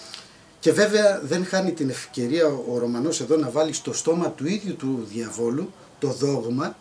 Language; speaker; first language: Greek; native; Greek